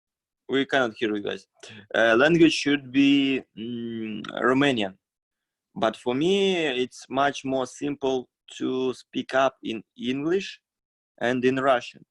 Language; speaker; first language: English; non-native, fluent; Russian